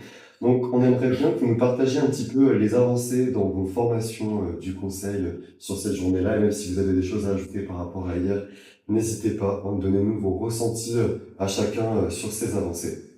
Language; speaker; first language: French; native; French